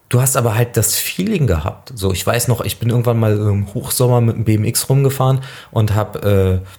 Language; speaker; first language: German; native; German